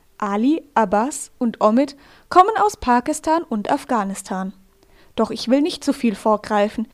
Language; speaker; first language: German; native; German